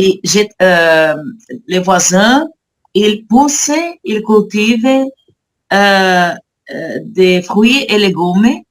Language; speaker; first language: French; non-native, learner; Portuguese